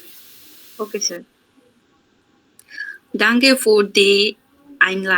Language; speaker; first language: German; non-native, learner; Bangla